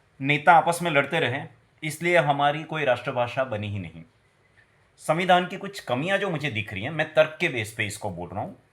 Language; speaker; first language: Hindi; non-native, local second language; Gujarati